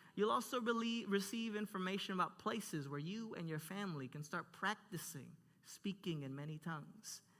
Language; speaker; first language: English; early bilingual, other home language; Spanish